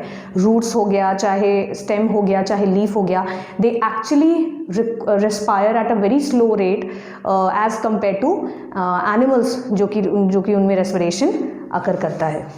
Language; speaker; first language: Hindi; native; Hindi